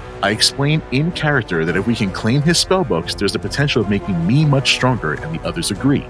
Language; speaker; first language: English; native; English